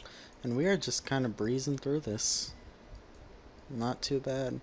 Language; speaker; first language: English; native; English